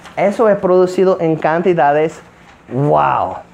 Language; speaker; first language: Spanish; non-native, fluent; English